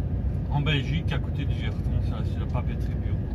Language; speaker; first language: French; native; French